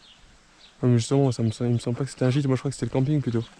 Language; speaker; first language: French; native; French